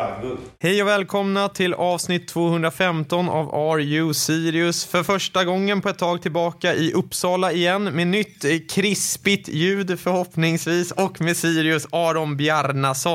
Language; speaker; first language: Swedish; native; Swedish